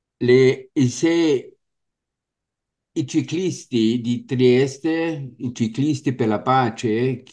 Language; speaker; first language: Italian; non-native, learner; German